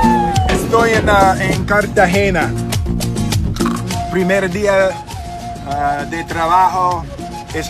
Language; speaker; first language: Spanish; non-native, learner; English